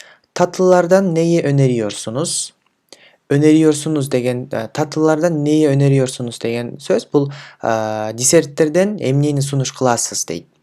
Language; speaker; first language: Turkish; non-native, fluent; Kyrgyz